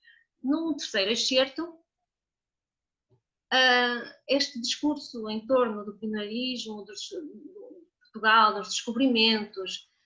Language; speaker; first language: Portuguese; native; Portuguese